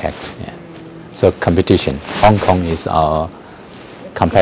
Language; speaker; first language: English; non-native, fluent; Chinese